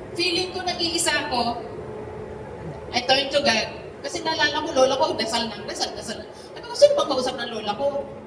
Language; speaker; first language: Filipino; non-native, local second language; Waray